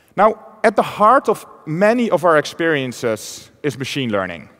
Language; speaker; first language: English; non-native, fluent; Dutch